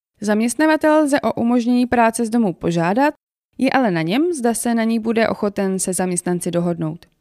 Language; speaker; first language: Czech; native; Czech